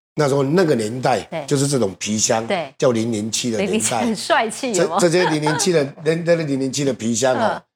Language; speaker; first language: Chinese; native; Chinese